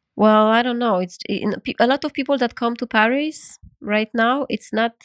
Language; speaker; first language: English; non-native, fluent; Polish